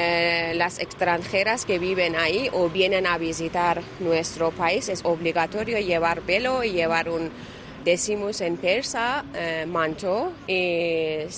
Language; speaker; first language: Spanish; non-native, learner; Persian